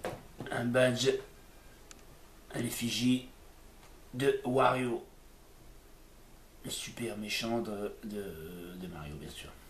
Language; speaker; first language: French; native; French